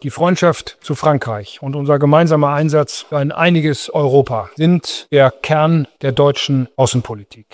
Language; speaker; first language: German; native; German